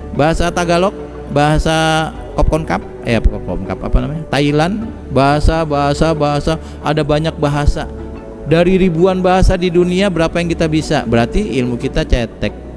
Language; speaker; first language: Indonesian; native; Indonesian